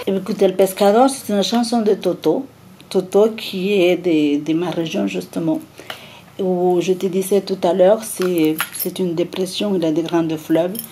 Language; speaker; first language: French; non-native, fluent; Spanish